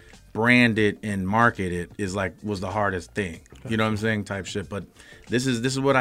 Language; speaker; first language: English; native; English